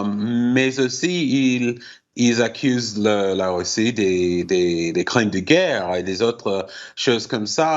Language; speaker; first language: French; non-native, fluent; English